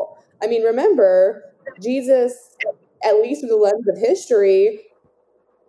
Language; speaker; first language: English; native; English